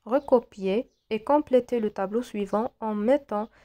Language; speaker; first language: French; non-native, local second language; Arabic